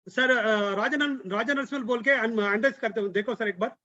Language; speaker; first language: Hindi; non-native, local second language; Telugu